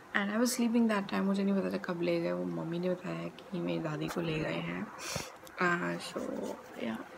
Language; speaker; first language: Hindi; native; Hindi